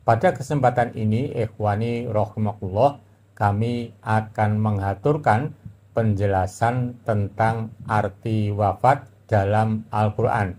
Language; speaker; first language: Indonesian; native; Indonesian